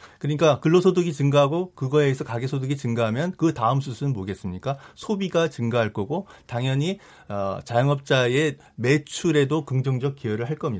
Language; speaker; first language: Korean; native; Korean